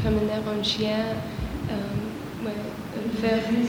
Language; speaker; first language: French; non-native, learner; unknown